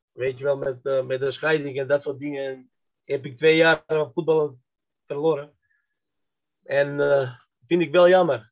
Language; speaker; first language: Dutch; non-native, fluent; Macedonian